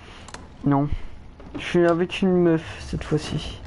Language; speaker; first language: French; native; French